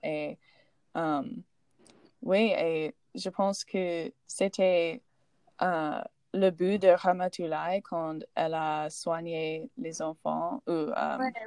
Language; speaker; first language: French; non-native, learner; English